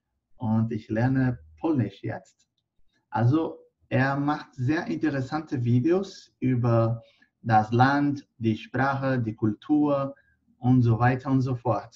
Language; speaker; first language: German; non-native, fluent; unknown